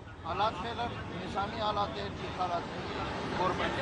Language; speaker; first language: Hindi; native; Hindi